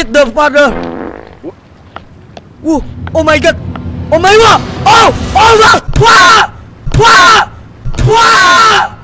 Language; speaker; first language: English; non-native, learner; Indonesian